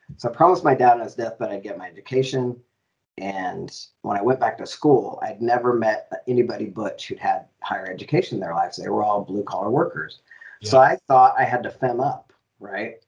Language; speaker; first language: English; native; English